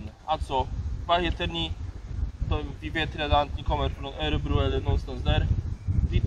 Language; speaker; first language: Swedish; non-native, fluent; Polish